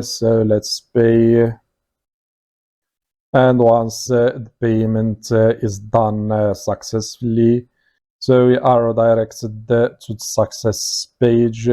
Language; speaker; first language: English; non-native, fluent; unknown